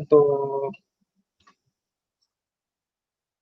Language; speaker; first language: Italian; non-native, learner; Urdu